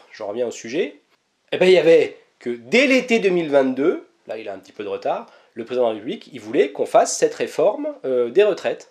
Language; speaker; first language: French; native; French